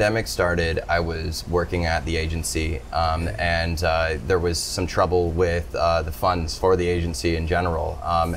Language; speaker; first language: English; native; English